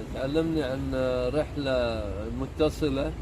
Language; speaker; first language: Arabic; non-native, fluent; Urdu